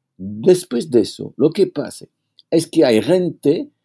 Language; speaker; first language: Spanish; non-native, fluent; French